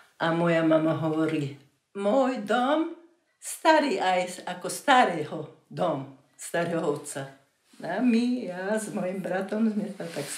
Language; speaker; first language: Slovak; non-native, local second language; German